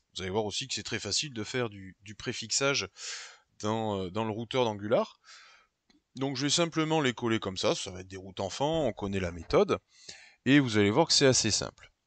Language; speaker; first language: French; native; French